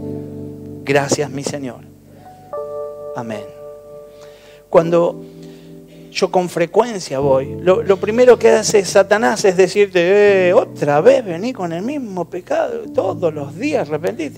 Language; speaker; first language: Spanish; native; Spanish